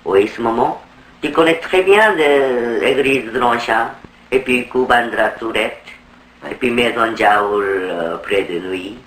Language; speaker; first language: French; non-native, fluent; Korean